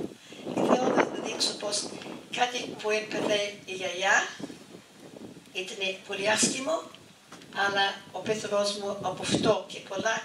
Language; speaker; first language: Greek; early bilingual, heritage; English